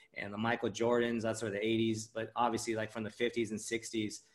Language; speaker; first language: English; early bilingual, other home language; Japanese